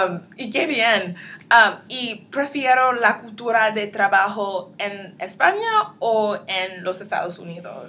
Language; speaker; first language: Spanish; non-native, learner; English